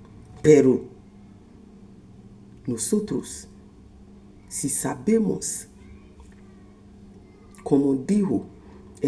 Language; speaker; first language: Spanish; non-native, fluent; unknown